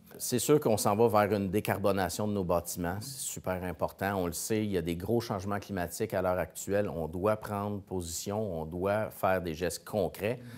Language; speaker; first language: French; native; French